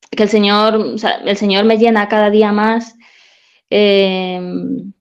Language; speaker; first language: Spanish; native; Spanish